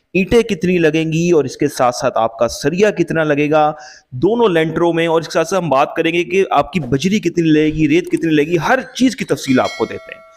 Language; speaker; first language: Urdu; native; Urdu